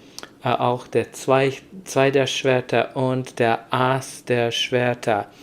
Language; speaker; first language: German; non-native, learner; Hungarian